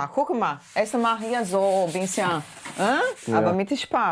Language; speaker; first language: German; non-native, learner; Portuguese